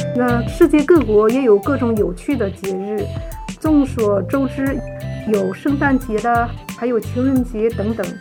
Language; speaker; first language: Chinese; non-native, fluent; Japanese